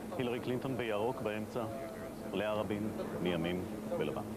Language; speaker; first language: Hebrew; native; Hebrew